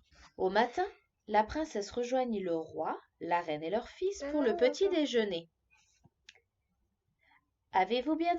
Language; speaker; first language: French; native; French